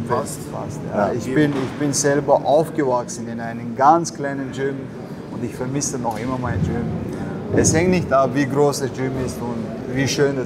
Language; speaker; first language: German; non-native, learner; Chechen